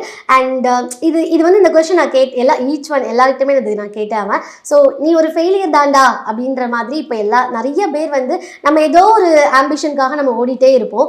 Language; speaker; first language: Tamil; native; Tamil